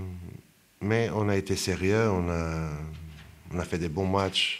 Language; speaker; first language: French; non-native, fluent; Portuguese